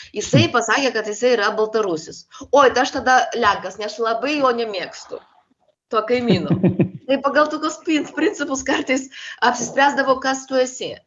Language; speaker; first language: Lithuanian; non-native, local second language; Polish